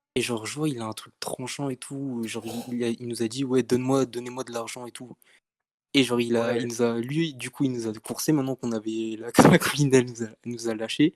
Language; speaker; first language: French; native; French